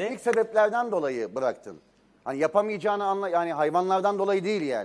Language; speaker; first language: Turkish; native; Turkish